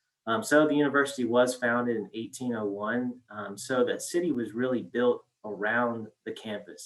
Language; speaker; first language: English; native; English